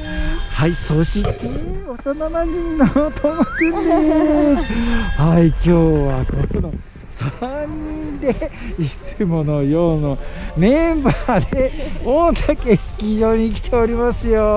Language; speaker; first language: Japanese; native; Japanese